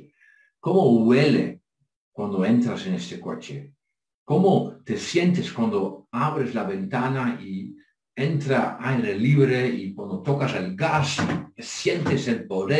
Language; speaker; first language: Spanish; non-native, fluent; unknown